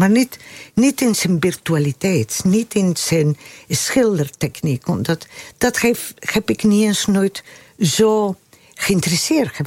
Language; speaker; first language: Dutch; non-native, fluent; Spanish